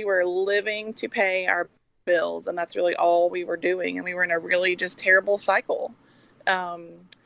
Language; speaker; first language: English; native; English